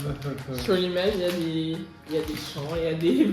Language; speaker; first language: French; native; French